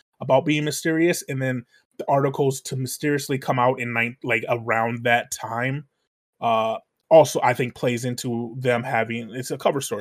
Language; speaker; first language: English; native; English